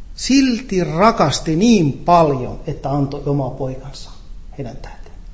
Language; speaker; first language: Finnish; non-native, fluent; Arabic